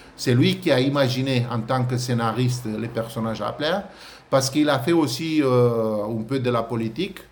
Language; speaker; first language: French; non-native, fluent; Romanian